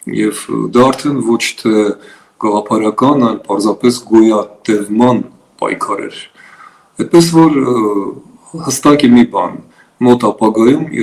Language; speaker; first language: Armenian; native; Armenian